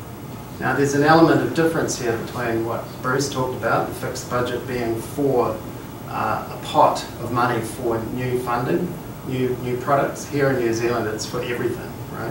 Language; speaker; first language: English; native; English